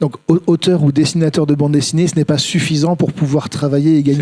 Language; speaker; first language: French; native; French